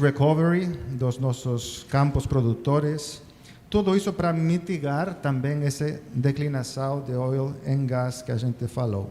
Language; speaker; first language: Portuguese; non-native, fluent; Spanish